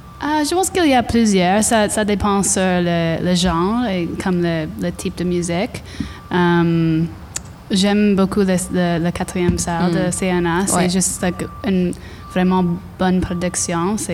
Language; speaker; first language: French; non-native, learner; English